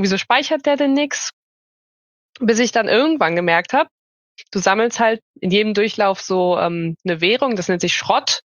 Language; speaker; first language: German; native; German